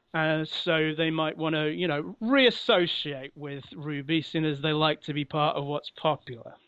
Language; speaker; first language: English; native; English